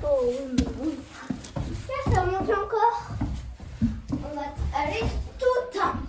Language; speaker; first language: French; native; French